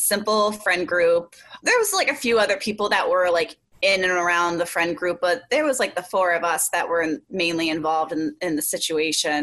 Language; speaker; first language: English; native; English